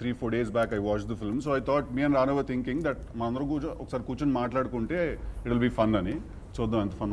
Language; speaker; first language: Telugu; native; Telugu